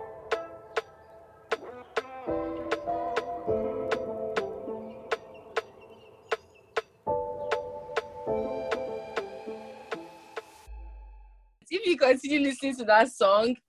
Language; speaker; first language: English; non-native, local second language; Igbo